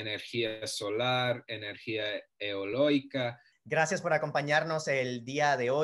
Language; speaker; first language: Spanish; native; Spanish